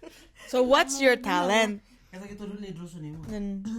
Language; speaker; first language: English; non-native, local second language; Cebuano